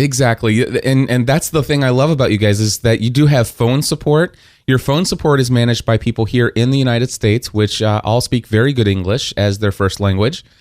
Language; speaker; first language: English; native; English